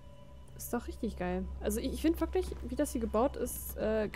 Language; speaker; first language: German; native; German